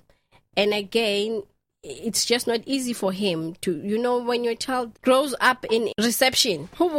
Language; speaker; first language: English; non-native, local second language; Southern Sotho